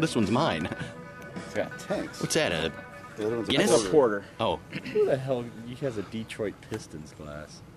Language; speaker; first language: English; native; English